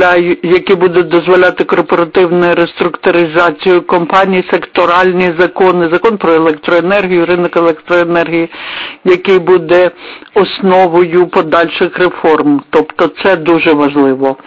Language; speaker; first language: Ukrainian; non-native, fluent; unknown